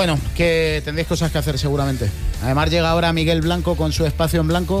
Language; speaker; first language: Spanish; native; Spanish